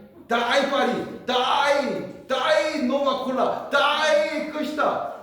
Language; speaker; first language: Bulgarian; non-native, learner; Korean